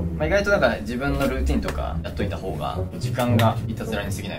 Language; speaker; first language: Japanese; native; Japanese